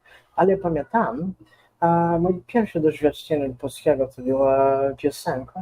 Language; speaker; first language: Polish; non-native, learner; Portuguese